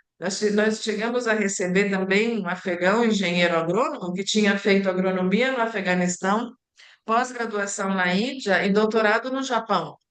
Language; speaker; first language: Portuguese; early bilingual, other home language; Italian